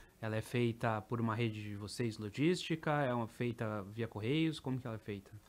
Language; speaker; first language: Portuguese; native; Portuguese